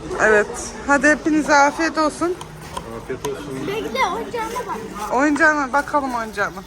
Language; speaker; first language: Turkish; early bilingual, heritage; Turkish